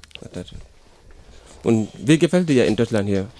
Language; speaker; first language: German; non-native, learner; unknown